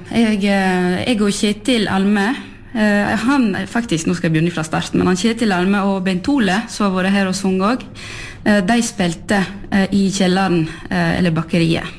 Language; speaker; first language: Norwegian; non-native, fluent; French